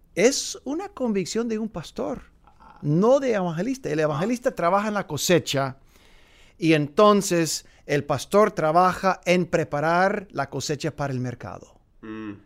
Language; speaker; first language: Spanish; non-native, fluent; English